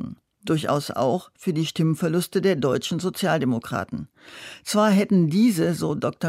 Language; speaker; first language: German; native; German